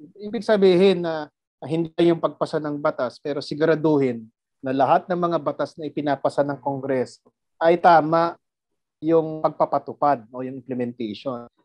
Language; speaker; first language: Filipino; non-native, local second language; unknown